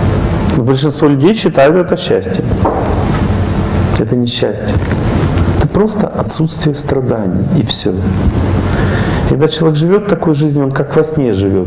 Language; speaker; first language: Russian; native; Russian